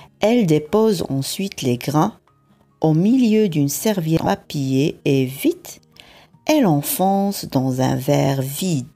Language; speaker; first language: French; native; French